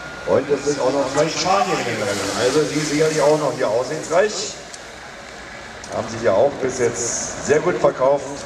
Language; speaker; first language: German; native; German